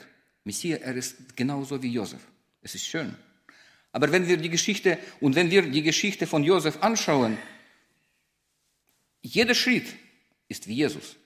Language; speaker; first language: German; non-native, fluent; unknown